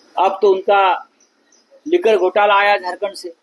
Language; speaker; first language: Hindi; non-native, local second language; Marathi